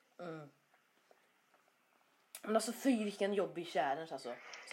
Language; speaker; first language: Swedish; native; Swedish